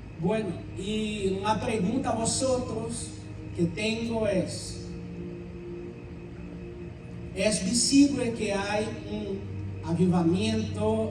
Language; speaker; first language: Spanish; non-native, fluent; Portuguese